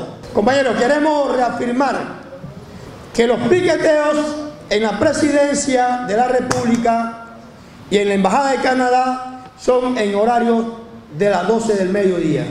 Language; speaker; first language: Spanish; native; Spanish